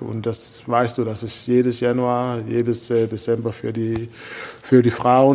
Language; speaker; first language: German; non-native, fluent; Danish